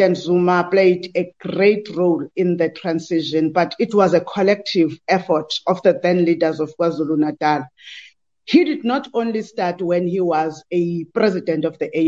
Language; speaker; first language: English; non-native, local second language; Xhosa